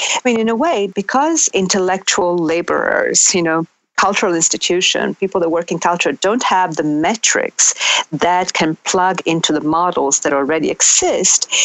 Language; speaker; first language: English; non-native, fluent; Italian